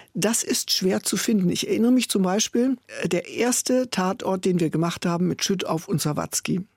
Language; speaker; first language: German; native; German